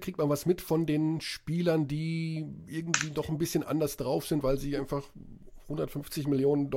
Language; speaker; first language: German; native; German